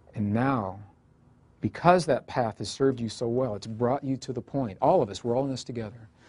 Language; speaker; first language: English; native; English